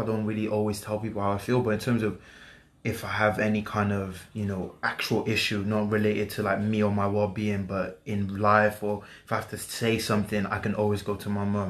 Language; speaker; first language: English; native; English